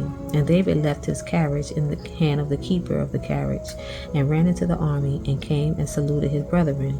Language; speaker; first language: English; native; English